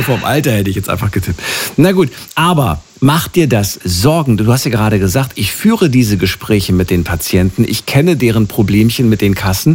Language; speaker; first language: German; native; German